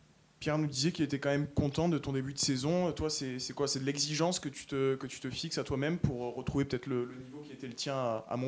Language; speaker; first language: French; native; French